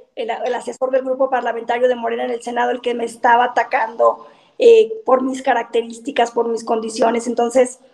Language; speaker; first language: Spanish; native; Spanish